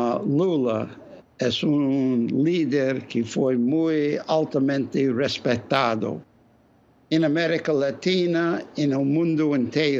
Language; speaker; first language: Spanish; non-native, fluent; English